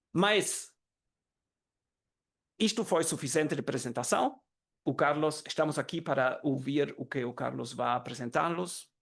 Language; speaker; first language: Portuguese; non-native, learner; German